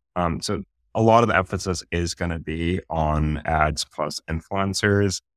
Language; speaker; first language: English; non-native, local second language; Urdu